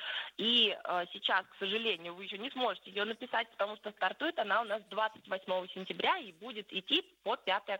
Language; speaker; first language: Russian; native; Russian